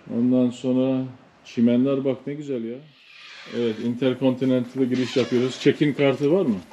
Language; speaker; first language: Turkish; native; Turkish